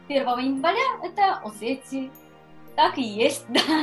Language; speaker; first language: Russian; non-native, fluent; Japanese